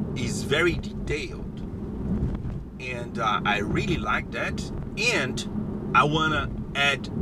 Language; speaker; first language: English; non-native, fluent; Portuguese